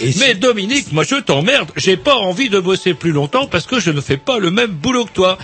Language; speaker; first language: French; native; French